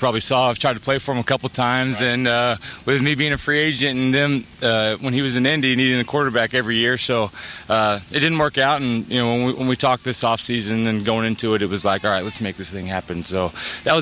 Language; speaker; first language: English; native; English